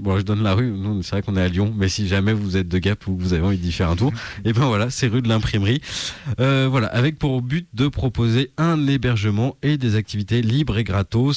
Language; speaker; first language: French; native; French